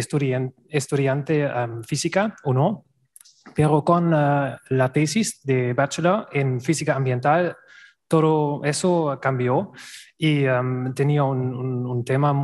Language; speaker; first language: Spanish; non-native, learner; German